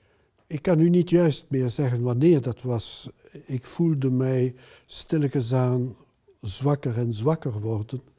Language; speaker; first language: Dutch; non-native, local second language; French